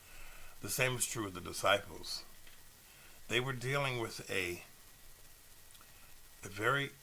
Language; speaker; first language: English; native; English